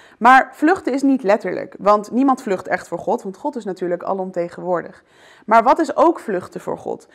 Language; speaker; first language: Dutch; early bilingual, other home language; Arabic